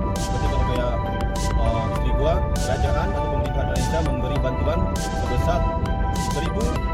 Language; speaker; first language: Indonesian; native; Indonesian